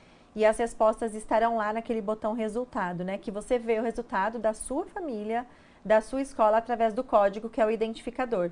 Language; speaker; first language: Portuguese; native; Portuguese